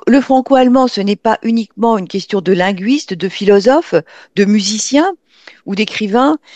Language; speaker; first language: French; native; French